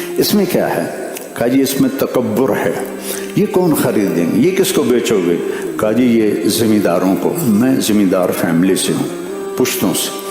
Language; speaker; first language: Urdu; non-native, local second language; Punjabi